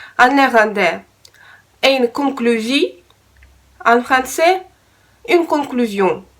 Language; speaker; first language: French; non-native, learner; Russian